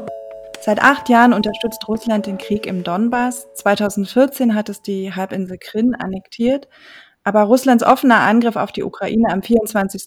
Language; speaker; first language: German; native; German